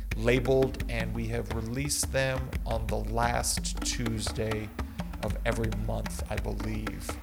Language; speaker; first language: English; native; English